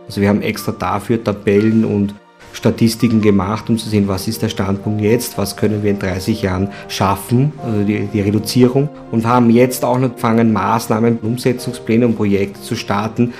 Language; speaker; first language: German; native; German